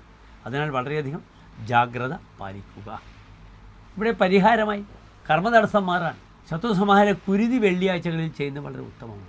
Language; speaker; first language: Malayalam; native; Malayalam